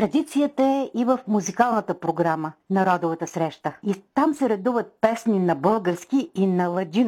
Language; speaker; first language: Bulgarian; native; Bulgarian